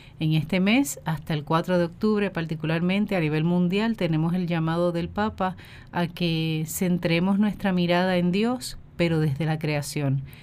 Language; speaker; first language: Spanish; native; Spanish